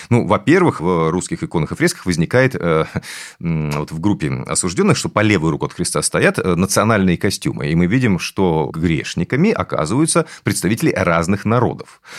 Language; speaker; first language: Russian; native; Russian